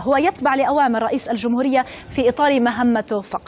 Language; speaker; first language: Arabic; native; Arabic